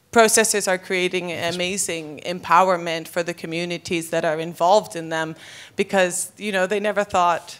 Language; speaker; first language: English; native; English